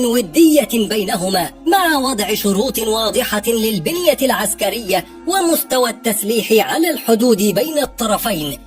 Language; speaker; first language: Arabic; native; Arabic